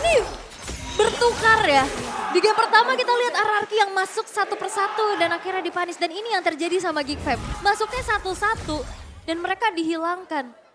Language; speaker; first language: Indonesian; native; Indonesian